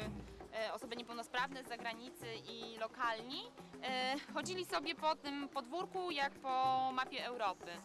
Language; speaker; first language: Polish; native; Polish